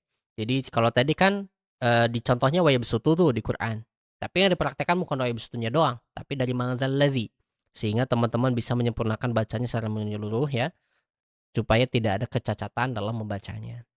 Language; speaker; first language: Indonesian; native; Indonesian